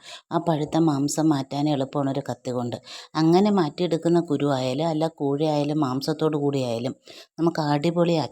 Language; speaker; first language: Malayalam; native; Malayalam